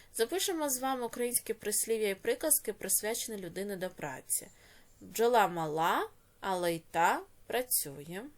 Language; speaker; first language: Ukrainian; native; Ukrainian